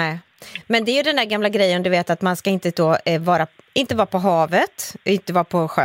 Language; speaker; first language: Swedish; native; Swedish